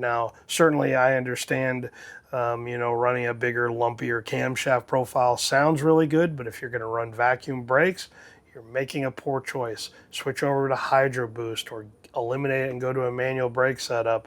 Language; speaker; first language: English; native; English